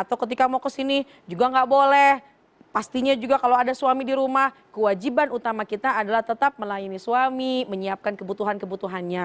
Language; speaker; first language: Indonesian; native; Indonesian